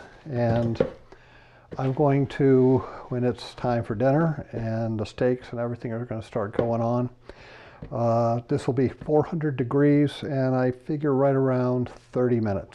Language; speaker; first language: English; native; English